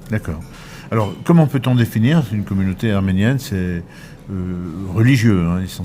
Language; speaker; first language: French; native; French